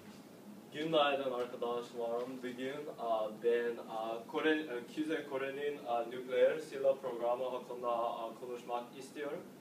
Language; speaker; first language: Turkish; non-native, learner; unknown